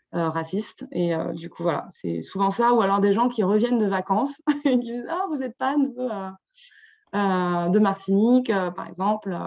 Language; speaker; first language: French; native; French